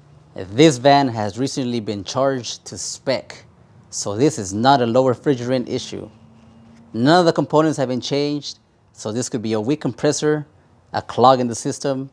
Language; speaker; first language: English; native; English